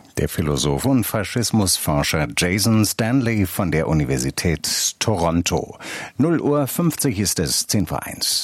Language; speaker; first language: German; native; German